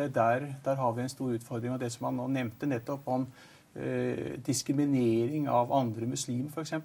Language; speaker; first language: Norwegian; native; Norwegian